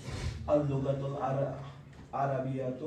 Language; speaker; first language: Arabic; non-native, learner; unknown